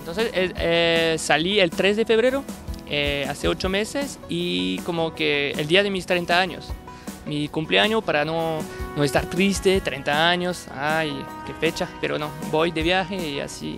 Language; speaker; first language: Spanish; non-native, fluent; French